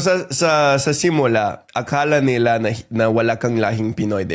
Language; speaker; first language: Filipino; non-native, fluent; English